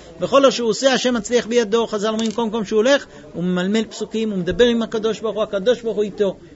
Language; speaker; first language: Hebrew; non-native, fluent; English